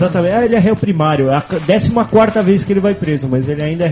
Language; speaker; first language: Portuguese; native; Portuguese